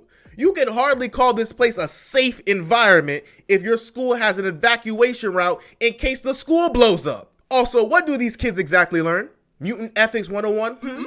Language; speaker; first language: English; native; English